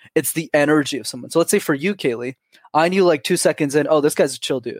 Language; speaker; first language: English; native; English